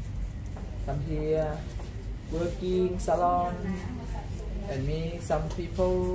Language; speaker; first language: English; non-native, learner; Thai